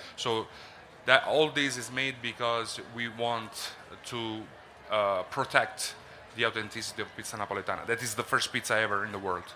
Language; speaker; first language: English; non-native, fluent; Italian